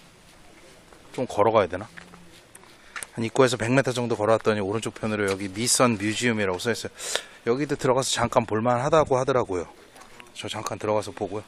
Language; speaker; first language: Korean; native; Korean